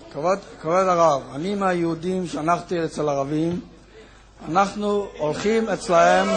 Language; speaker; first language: Hebrew; non-native, fluent; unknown